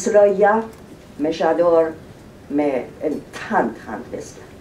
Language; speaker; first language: Swedish; non-native, fluent; Persian